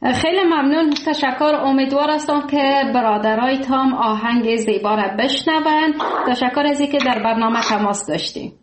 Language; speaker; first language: Persian; native; Persian